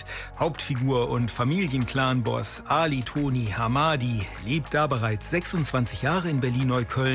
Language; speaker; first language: German; native; German